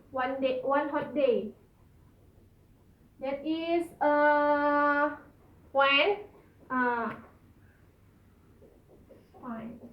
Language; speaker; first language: English; non-native, learner; Indonesian